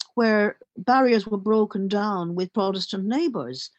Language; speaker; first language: English; native; English